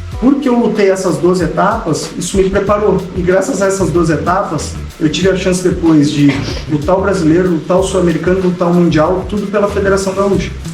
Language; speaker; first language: Portuguese; native; Portuguese